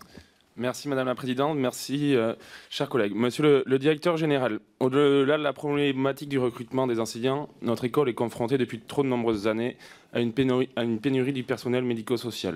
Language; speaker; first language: French; native; French